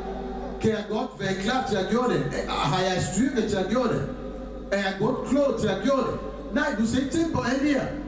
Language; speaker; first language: Danish; non-native, fluent; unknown